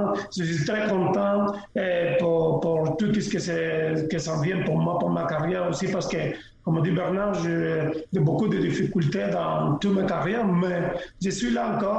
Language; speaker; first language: French; non-native, fluent; Spanish